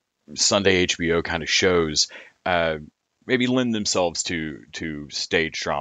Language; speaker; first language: English; native; English